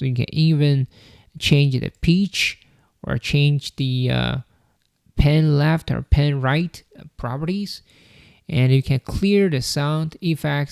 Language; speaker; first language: English; non-native, fluent; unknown